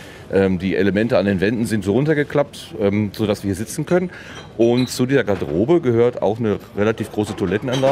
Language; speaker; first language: German; native; German